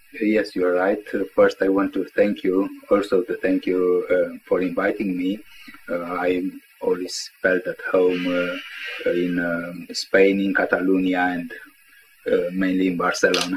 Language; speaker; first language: English; non-native, fluent; Romanian